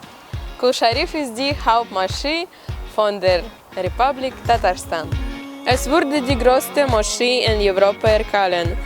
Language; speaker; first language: German; non-native, learner; Russian